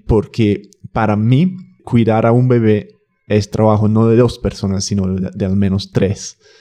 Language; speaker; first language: Spanish; non-native, fluent; English